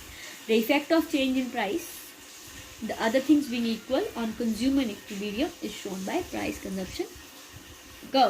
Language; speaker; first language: Hindi; native; Hindi